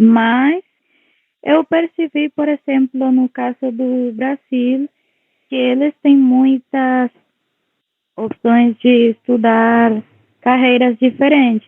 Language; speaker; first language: Portuguese; non-native, local second language; Spanish